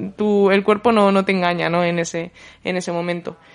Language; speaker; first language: Spanish; native; Spanish